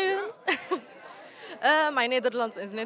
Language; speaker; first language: Dutch; non-native, learner; Arabic